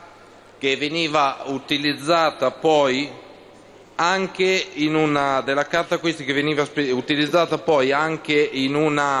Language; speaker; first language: Italian; native; Italian